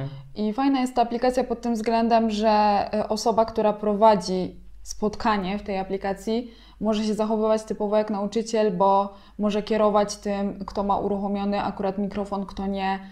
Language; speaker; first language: Polish; native; Polish